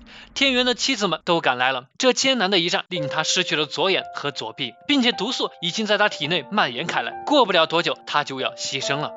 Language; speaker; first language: Chinese; native; Chinese